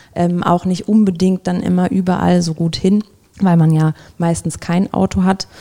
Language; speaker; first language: German; native; German